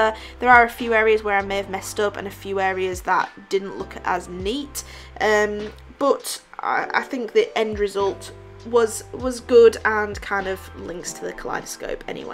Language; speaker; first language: English; native; English